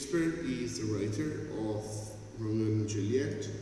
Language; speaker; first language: English; non-native, fluent; Portuguese